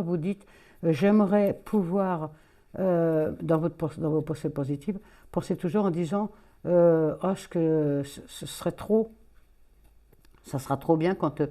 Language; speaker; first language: French; native; French